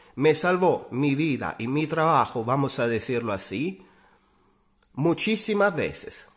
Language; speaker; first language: Spanish; non-native, fluent; Italian